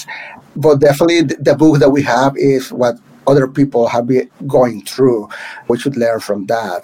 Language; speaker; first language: English; non-native, fluent; Spanish